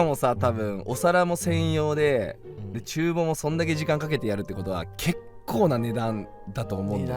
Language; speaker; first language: Japanese; native; Japanese